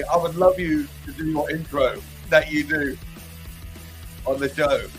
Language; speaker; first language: English; native; English